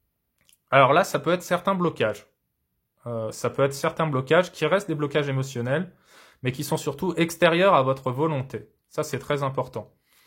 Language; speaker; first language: French; native; French